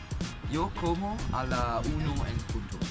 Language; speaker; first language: Spanish; non-native, learner; German